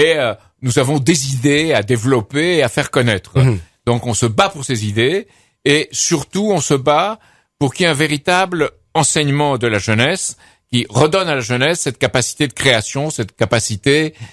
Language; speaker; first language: French; native; French